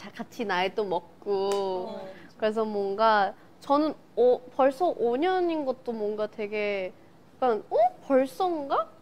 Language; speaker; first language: Korean; non-native, fluent; Thai